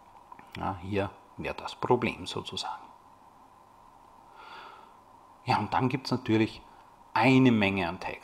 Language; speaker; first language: German; native; German